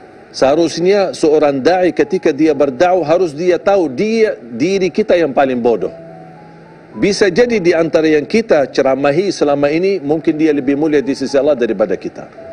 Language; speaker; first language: Indonesian; non-native, fluent; Arabic